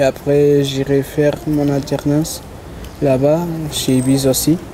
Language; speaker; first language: French; early bilingual, other home language; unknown